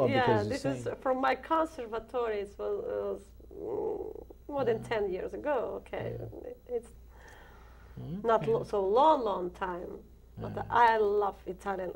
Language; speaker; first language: English; non-native, learner; Ukrainian